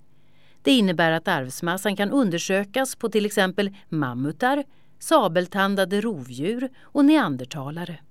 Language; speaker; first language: Swedish; native; Swedish